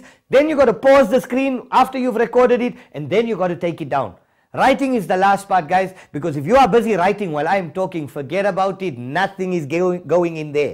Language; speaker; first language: English; native; English